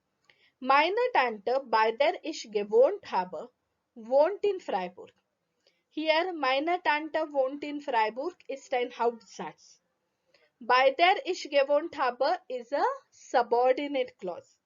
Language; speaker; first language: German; non-native, fluent; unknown